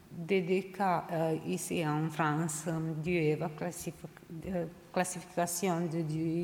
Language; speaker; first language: French; non-native, learner; Serbian